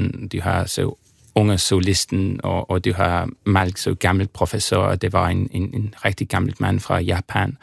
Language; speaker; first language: Danish; non-native, fluent; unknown